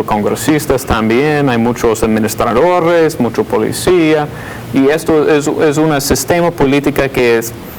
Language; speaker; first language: Spanish; non-native, fluent; English